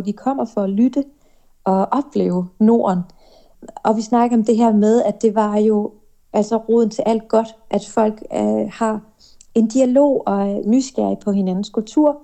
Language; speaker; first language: Danish; native; Danish